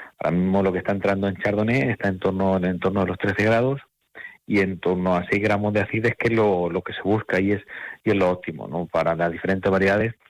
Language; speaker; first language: Spanish; native; Spanish